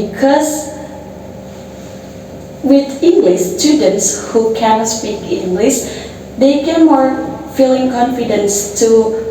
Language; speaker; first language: English; non-native, learner; Indonesian